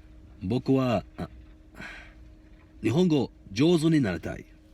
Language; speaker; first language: Japanese; non-native, learner; Mongolian